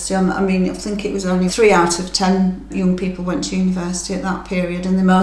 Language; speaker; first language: English; native; English